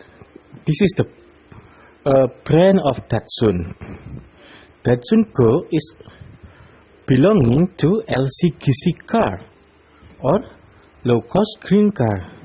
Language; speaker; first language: English; non-native, learner; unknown